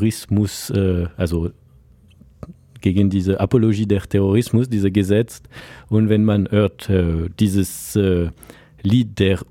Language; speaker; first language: German; non-native, fluent; French